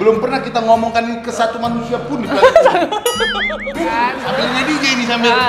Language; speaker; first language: Indonesian; native; Indonesian